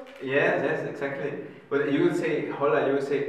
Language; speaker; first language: English; non-native, fluent; Spanish